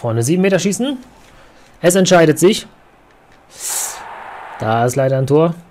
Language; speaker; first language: German; native; German